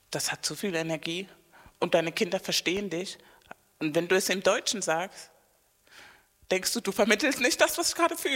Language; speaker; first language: German; non-native, fluent; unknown